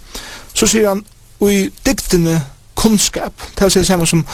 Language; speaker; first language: Norwegian; non-native, learner; Faroese